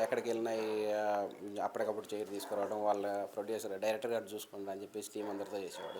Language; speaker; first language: Telugu; native; Telugu